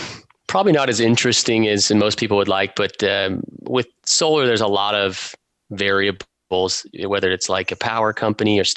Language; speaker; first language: English; native; English